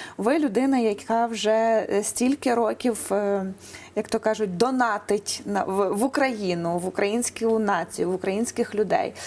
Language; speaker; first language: Ukrainian; native; Ukrainian